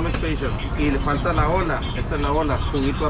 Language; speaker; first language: Spanish; native; Spanish